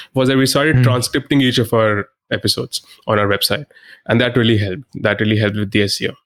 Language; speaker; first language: English; non-native, local second language; Hindi